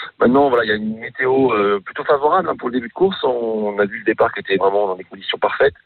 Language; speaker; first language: French; native; French